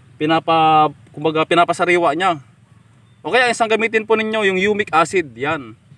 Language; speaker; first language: Filipino; non-native, local second language; Iloko